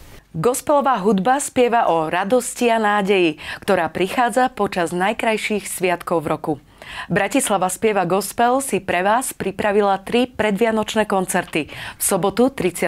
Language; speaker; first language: Slovak; native; Slovak